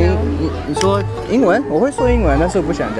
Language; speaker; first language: Chinese; early bilingual, heritage; Chinese